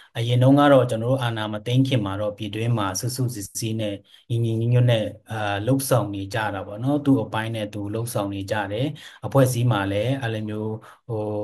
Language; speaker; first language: Burmese; non-native, local second language; Pa'o Karen